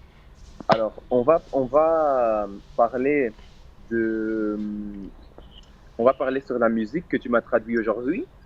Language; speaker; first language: French; non-native, fluent; Portuguese